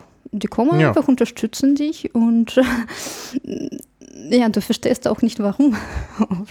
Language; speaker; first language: German; non-native, fluent; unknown